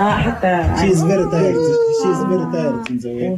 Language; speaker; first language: English; non-native, learner; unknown